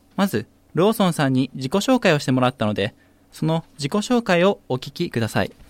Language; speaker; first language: Japanese; native; Japanese